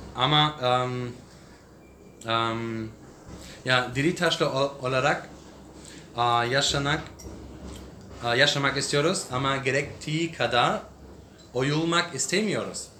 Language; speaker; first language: Turkish; non-native, learner; English